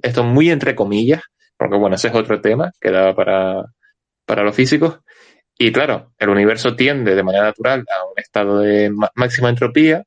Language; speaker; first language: Spanish; native; Spanish